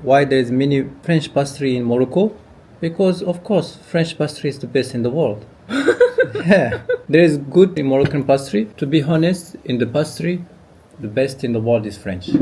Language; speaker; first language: English; non-native, learner; Arabic